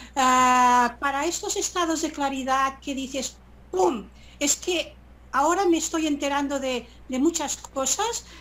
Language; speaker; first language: Spanish; native; Spanish